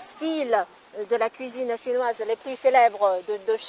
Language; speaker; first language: French; non-native, fluent; Chinese